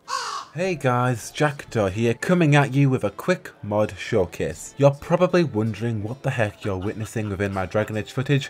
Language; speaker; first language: English; native; English